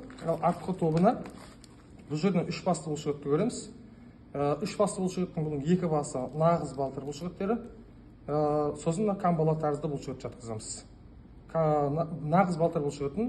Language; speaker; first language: Kazakh; native; Kazakh